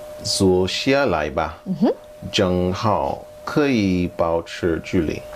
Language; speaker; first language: Chinese; non-native, learner; English